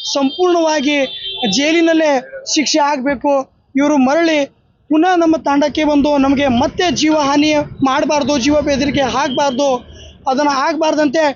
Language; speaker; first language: Kannada; non-native, local second language; Lambadi